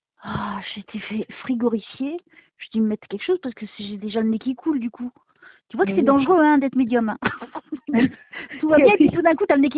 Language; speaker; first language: French; native; French